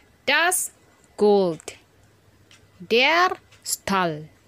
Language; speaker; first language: German; non-native, learner; Indonesian